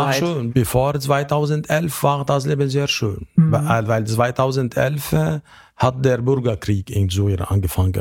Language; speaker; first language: German; non-native, learner; Arabic